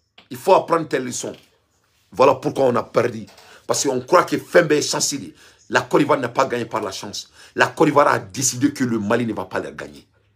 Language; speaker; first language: French; non-native, local second language; Bambara